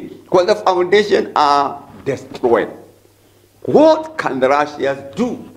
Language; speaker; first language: English; non-native, local second language; Swahili